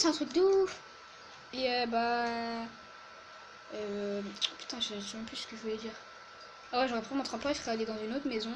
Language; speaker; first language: French; native; French